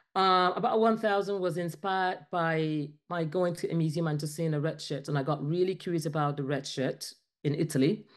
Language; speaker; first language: English; non-native, local second language; Ibibio